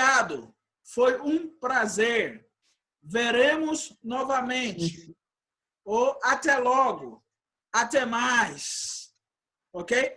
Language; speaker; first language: Portuguese; non-native, fluent; Haitian Creole